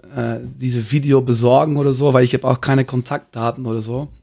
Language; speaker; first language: German; non-native, fluent; Dutch